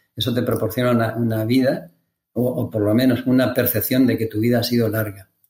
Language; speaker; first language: Spanish; native; Spanish